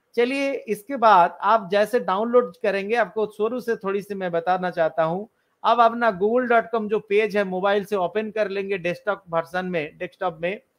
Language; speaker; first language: Hindi; non-native, local second language; Bangla